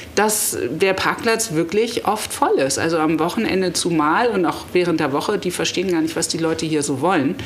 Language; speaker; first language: German; native; German